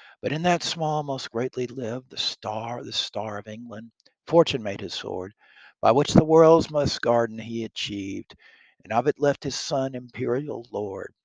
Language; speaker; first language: English; native; English